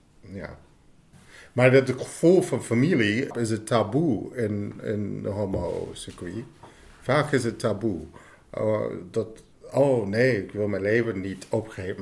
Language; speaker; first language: Dutch; non-native, fluent; English